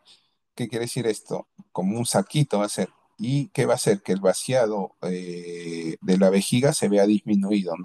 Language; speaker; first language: Spanish; native; Spanish